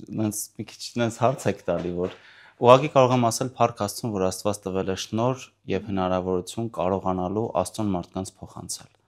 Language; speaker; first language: Armenian; early bilingual, heritage; Armenian